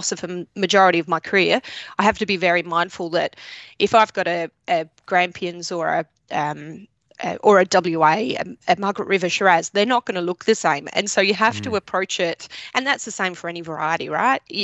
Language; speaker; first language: English; native; English